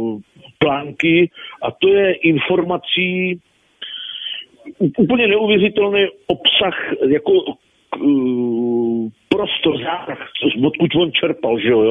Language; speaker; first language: Czech; native; Czech